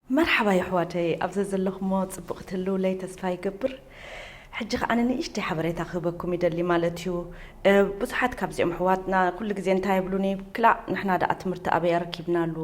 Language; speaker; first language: Tigrinya; early bilingual, heritage; Tigrinya